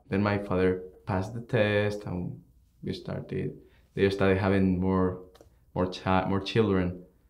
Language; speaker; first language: English; non-native, fluent; Spanish